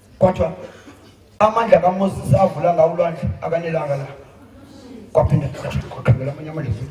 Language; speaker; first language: Zulu; non-native, local second language; Xhosa